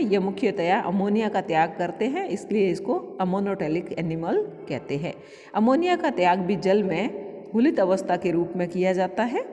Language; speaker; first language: Hindi; native; Hindi